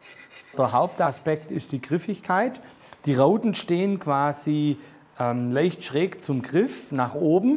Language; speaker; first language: German; native; German